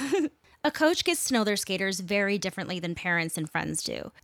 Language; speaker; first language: English; native; English